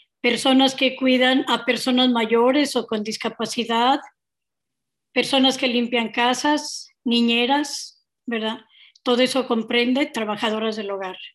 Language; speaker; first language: Spanish; native; Spanish